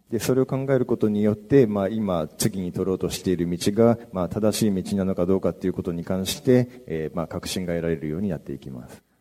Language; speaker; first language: Japanese; native; Japanese